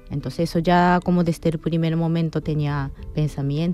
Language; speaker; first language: Spanish; non-native, fluent; Japanese